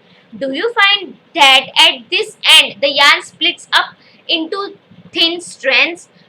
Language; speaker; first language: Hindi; native; Hindi